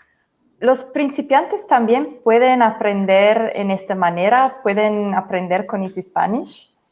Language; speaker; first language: Spanish; non-native, fluent; English